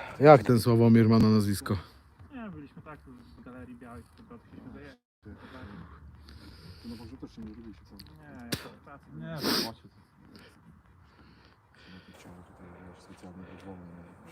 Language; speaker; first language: Polish; native; Polish